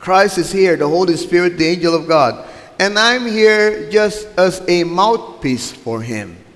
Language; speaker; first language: English; non-native, local second language; Filipino